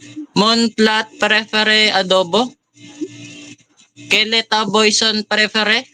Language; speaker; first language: French; non-native, learner; Filipino